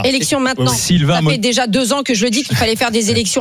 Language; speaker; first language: French; native; French